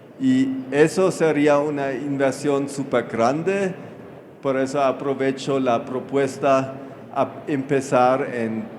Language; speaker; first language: Spanish; non-native, fluent; German